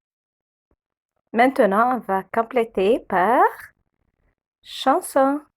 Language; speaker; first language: French; non-native, fluent; Arabic